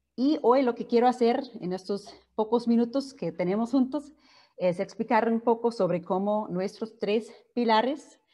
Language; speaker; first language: Spanish; non-native, fluent; English